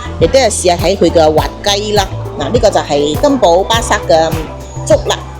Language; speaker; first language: Cantonese; native; Cantonese